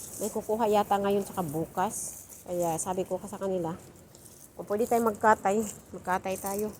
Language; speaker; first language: Filipino; non-native, local second language; Cebuano